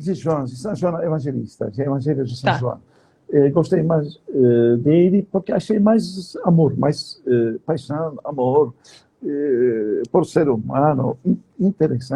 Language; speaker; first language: Portuguese; non-native, fluent; Turkish